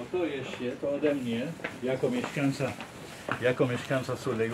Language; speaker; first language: Polish; non-native, fluent; Arabic